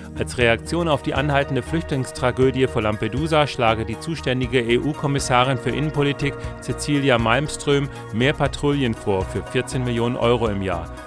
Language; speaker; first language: German; native; German